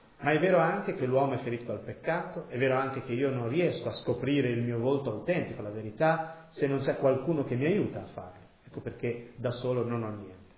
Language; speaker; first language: Italian; native; Italian